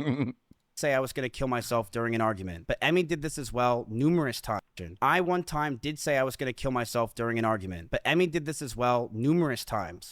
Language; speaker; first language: English; native; English